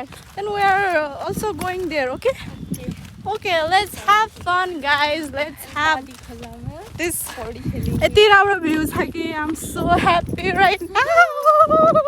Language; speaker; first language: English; non-native, learner; Nepali